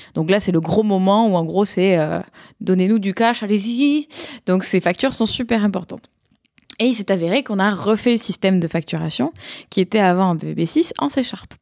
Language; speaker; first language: French; native; French